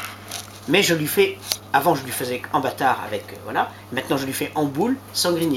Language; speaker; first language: French; native; French